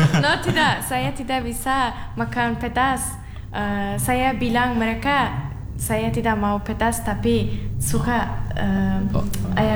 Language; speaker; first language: Indonesian; non-native, learner; Turkmen